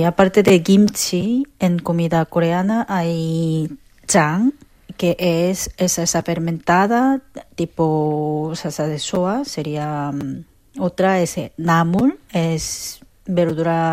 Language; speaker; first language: Spanish; non-native, fluent; Korean